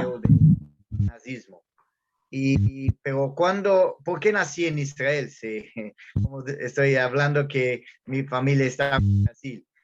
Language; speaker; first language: Spanish; non-native, learner; Portuguese